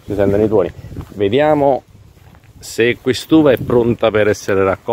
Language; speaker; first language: Italian; native; Italian